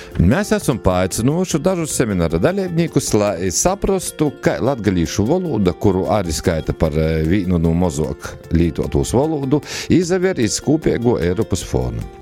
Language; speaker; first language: Latvian; native; Latvian